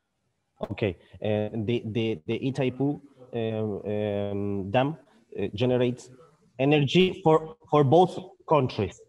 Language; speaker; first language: English; non-native, learner; Spanish